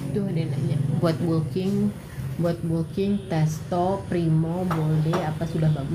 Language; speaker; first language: Indonesian; native; Indonesian